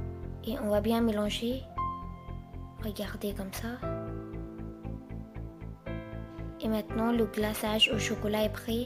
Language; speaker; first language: French; non-native, fluent; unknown